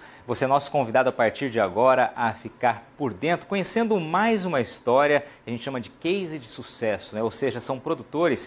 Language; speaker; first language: Portuguese; native; Portuguese